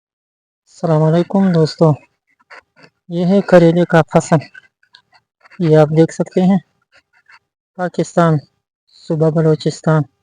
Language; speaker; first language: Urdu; non-native, local second language; Pashto